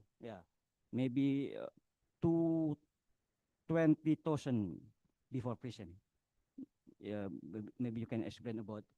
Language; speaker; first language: English; non-native, learner; Indonesian